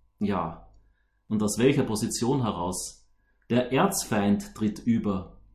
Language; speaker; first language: German; native; German